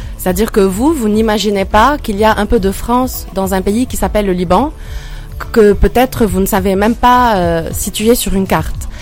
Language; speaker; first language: French; non-native, local second language; Arabic